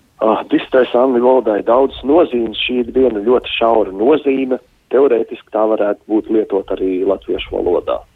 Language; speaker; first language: Latvian; native; Latvian